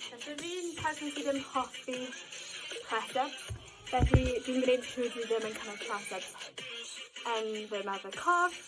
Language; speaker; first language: Welsh; non-native, local second language; English